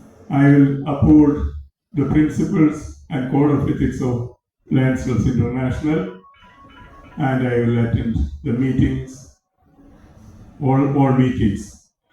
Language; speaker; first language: English; non-native, local second language; Malayalam